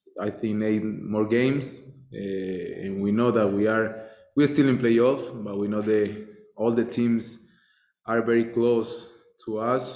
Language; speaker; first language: English; non-native, fluent; Spanish